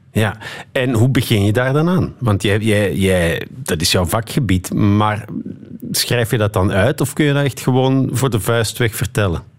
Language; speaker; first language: Dutch; native; Dutch